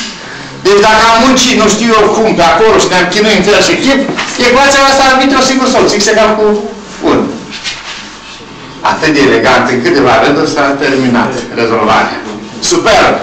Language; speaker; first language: Romanian; native; Romanian